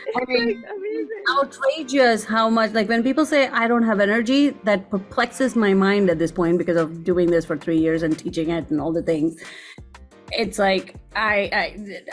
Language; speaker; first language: English; non-native, local second language; Gujarati